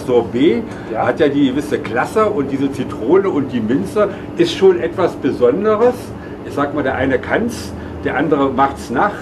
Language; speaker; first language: German; native; German